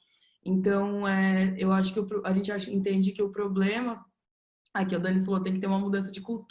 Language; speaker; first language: Portuguese; native; Portuguese